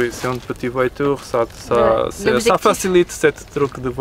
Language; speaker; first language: French; non-native, learner; Portuguese